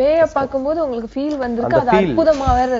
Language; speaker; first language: Tamil; native; Tamil